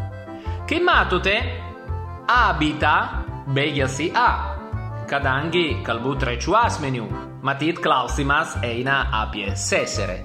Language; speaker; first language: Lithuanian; non-native, fluent; Italian